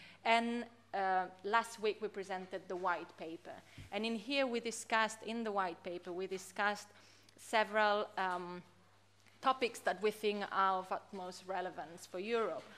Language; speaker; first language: English; non-native, fluent; Catalan